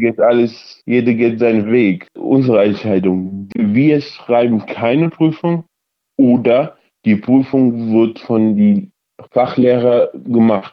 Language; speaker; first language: German; early bilingual, other home language; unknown